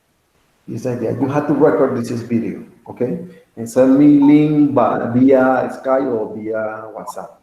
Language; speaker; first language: English; non-native, learner; Spanish